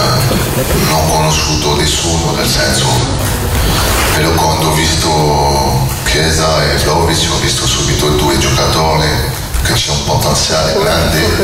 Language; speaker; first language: Italian; non-native, learner; French